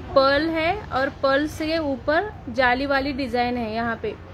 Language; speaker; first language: Hindi; non-native, local second language; Marathi